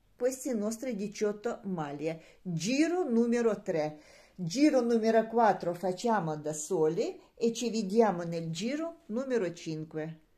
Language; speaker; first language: Italian; non-native, learner; Russian